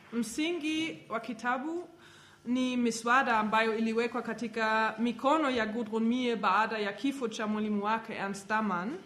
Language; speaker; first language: Swahili; non-native, fluent; German